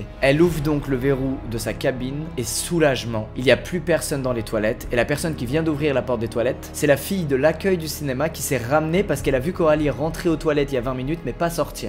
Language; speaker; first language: French; native; French